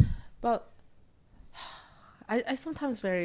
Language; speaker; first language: English; non-native, learner; Korean